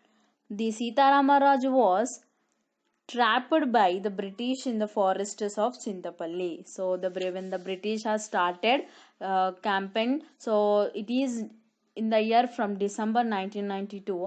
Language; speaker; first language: English; non-native, local second language; Telugu